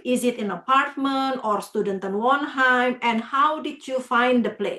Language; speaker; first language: English; non-native, fluent; Indonesian